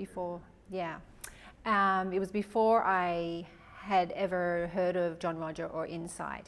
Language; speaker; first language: English; native; English